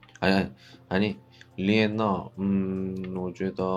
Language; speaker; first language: Chinese; non-native, fluent; Korean